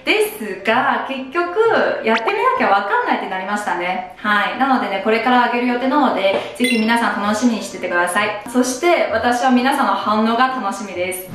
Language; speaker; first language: Japanese; non-native, fluent; Chinese